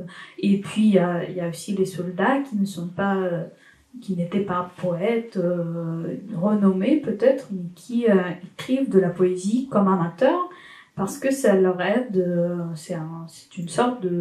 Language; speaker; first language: French; non-native, fluent; Ukrainian